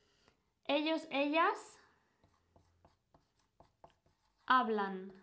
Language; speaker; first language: Spanish; non-native, fluent; Indonesian